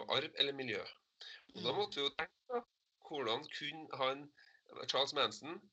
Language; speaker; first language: Norwegian; native; Norwegian